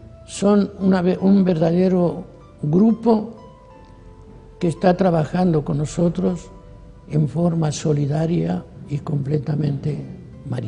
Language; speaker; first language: Spanish; native; Spanish